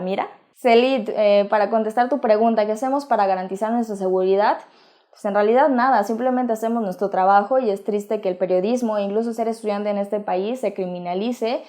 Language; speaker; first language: Spanish; native; Spanish